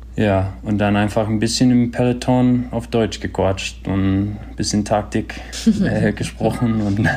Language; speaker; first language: German; early bilingual, other home language; English